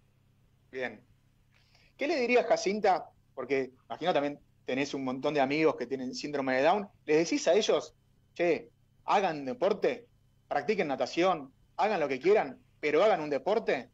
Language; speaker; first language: Spanish; native; Spanish